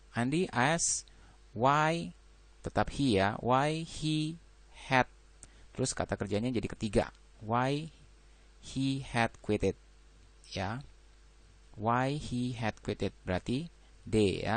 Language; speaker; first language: English; non-native, fluent; Indonesian